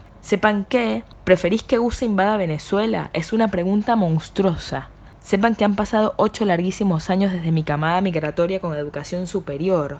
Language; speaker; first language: Spanish; native; Spanish